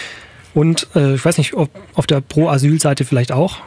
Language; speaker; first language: German; native; German